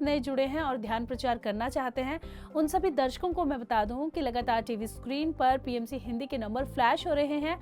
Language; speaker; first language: Hindi; native; Hindi